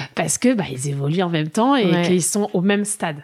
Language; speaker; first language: French; early bilingual, other home language; German